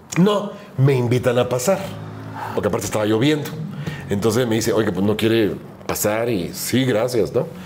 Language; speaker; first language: Spanish; native; Spanish